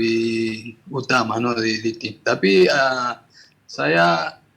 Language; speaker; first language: Indonesian; non-native, fluent; Spanish